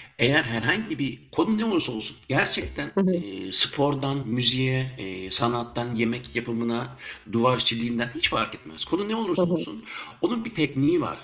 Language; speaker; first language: Turkish; early bilingual, heritage; Turkish